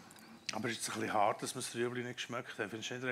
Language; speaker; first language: German; native; German